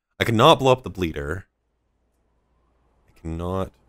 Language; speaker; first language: English; native; English